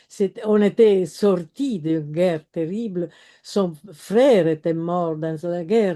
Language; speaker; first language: French; non-native, fluent; Italian